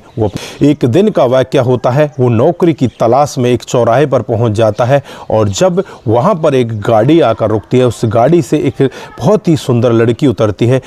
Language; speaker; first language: Hindi; native; Hindi